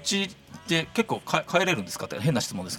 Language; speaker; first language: Japanese; native; Japanese